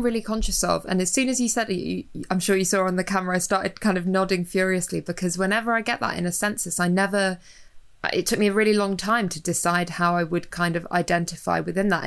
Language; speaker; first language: English; native; English